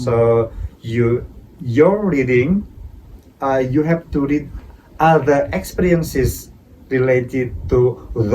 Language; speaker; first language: English; non-native, fluent; Indonesian